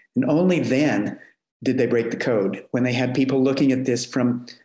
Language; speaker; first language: English; native; English